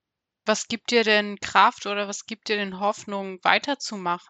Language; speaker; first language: German; native; German